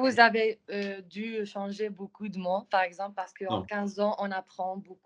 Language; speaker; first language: French; non-native, fluent; Spanish